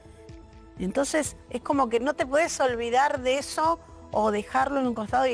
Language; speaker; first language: Spanish; native; Spanish